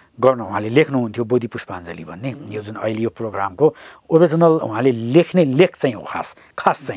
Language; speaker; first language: Nepali; native; Nepali